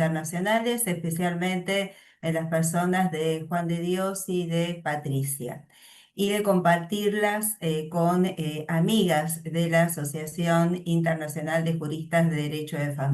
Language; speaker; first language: Spanish; native; Spanish